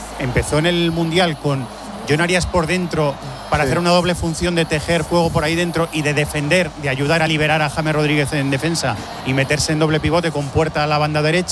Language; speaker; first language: Spanish; native; Spanish